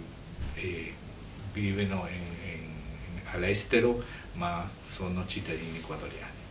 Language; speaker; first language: Italian; non-native, fluent; Spanish